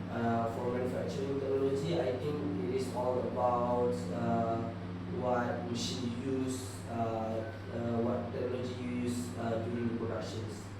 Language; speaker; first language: English; non-native, learner; Malay